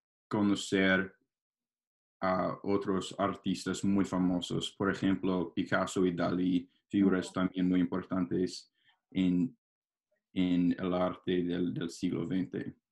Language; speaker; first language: Spanish; non-native, learner; English